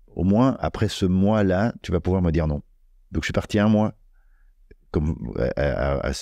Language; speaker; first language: French; native; French